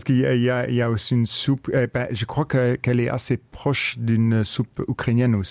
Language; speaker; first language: French; non-native, local second language; Luxembourgish